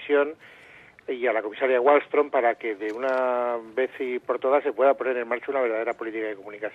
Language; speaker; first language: Spanish; native; Spanish